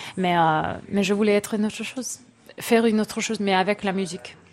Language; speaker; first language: French; non-native, fluent; English